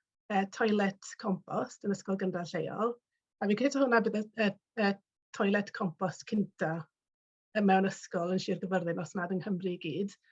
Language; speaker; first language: Welsh; native; Welsh